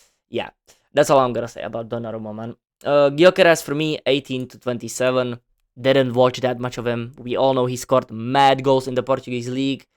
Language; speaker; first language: English; non-native, fluent; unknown